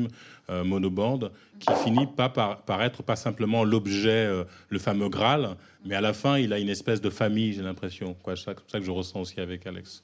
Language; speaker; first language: French; native; French